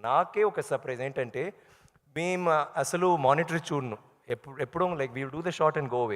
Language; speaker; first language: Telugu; non-native, local second language; Tamil